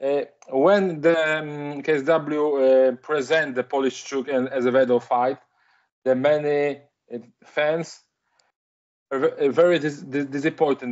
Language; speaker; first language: English; non-native, learner; Polish